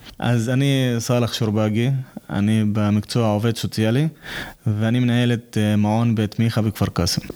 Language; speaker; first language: Hebrew; non-native, local second language; Arabic